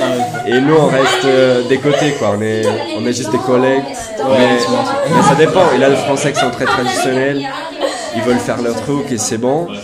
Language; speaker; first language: French; non-native, fluent; Portuguese